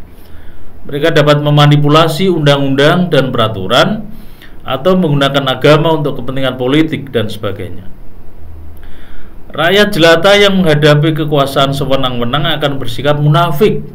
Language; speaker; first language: Indonesian; native; Indonesian